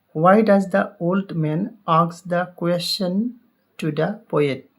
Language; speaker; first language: English; non-native, local second language; Assamese